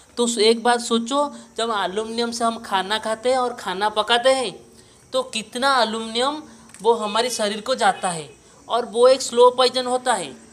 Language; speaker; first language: Hindi; non-native, local second language; Odia